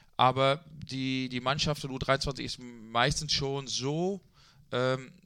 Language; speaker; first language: German; non-native, fluent; Dutch